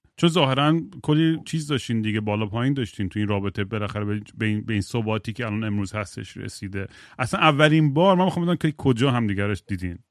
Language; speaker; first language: Persian; native; Persian